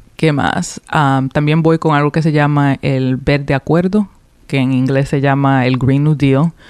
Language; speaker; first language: Spanish; early bilingual, heritage; Spanish